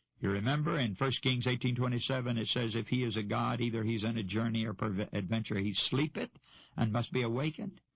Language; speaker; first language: English; native; English